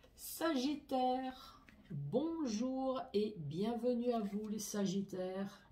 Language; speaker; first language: French; native; French